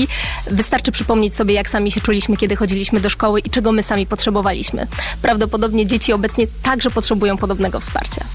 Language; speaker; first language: Polish; native; Polish